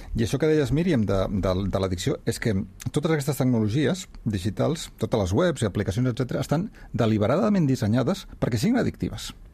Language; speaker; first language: Catalan; native; Catalan